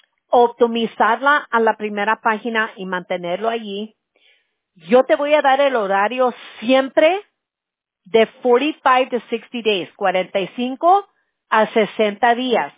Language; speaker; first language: Spanish; early bilingual, heritage; Spanish